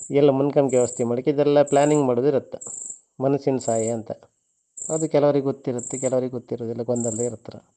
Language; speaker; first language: Kannada; native; Kannada